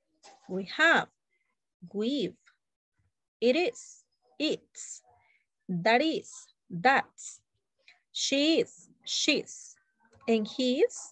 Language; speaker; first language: English; non-native, learner; Spanish